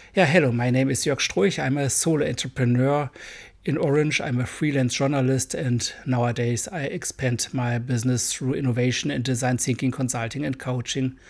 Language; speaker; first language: English; non-native, fluent; German